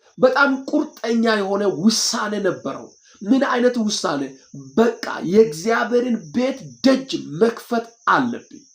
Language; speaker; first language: Amharic; non-native, local second language; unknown